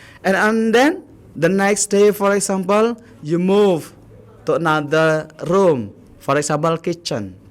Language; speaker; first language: English; non-native, learner; Indonesian